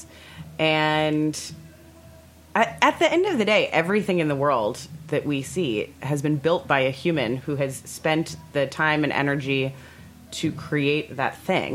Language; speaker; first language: English; native; English